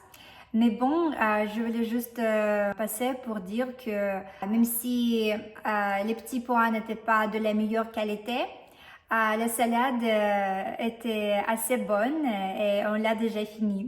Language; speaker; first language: French; non-native, fluent; Russian